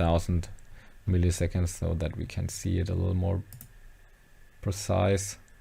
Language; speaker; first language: English; non-native, fluent; German